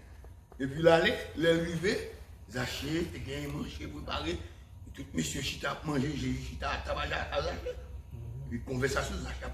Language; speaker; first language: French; non-native, local second language; Haitian Creole